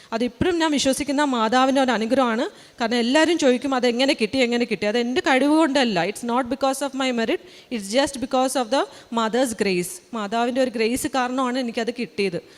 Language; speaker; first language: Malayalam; early bilingual, heritage; Malayalam